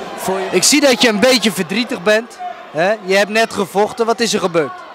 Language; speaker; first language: Dutch; native; Dutch